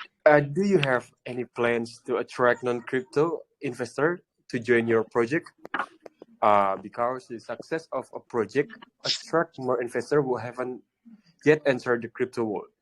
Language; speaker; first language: English; non-native, learner; Indonesian